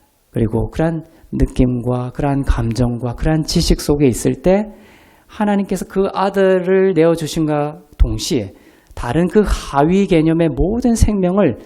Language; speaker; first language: Korean; native; Korean